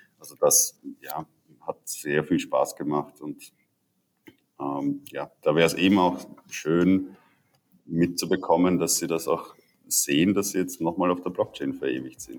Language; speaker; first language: German; native; German